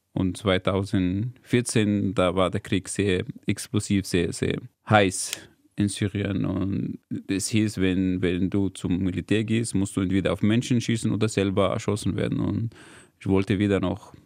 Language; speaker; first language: German; non-native, fluent; Arabic